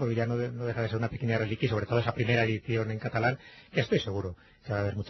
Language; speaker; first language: Spanish; native; Spanish